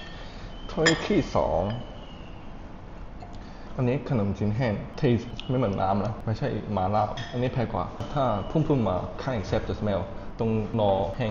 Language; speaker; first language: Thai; non-native, learner; Chinese